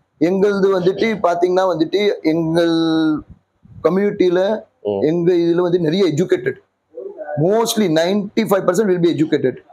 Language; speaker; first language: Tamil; non-native, local second language; Gujarati